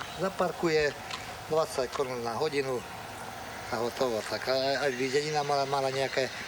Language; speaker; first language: Slovak; non-native, local second language; Hungarian